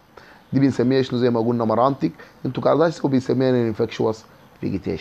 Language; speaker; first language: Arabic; native; Arabic